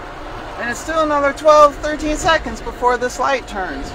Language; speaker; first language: English; native; English